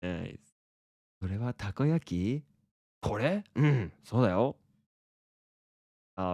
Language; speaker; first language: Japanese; non-native, fluent; English